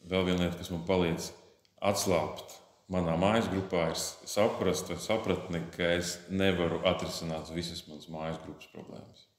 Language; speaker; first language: Latvian; native; Latvian